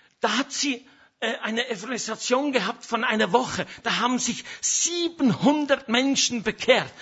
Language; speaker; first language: German; native; German